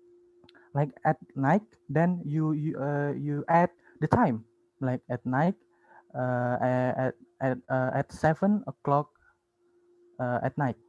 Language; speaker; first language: English; non-native, learner; Indonesian